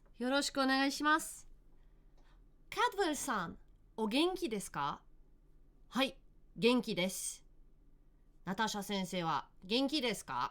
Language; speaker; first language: Japanese; non-native, fluent; Slovenian